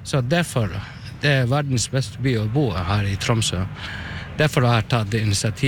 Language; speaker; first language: Norwegian; non-native, learner; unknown